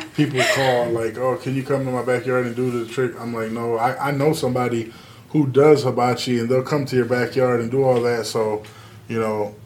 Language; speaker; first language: English; native; English